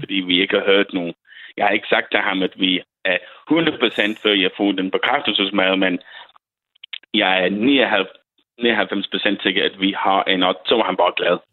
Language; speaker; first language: Danish; non-native, fluent; English